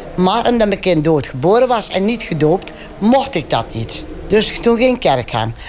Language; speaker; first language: Dutch; native; Dutch